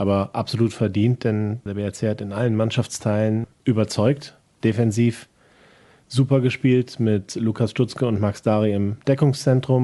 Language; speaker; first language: German; native; German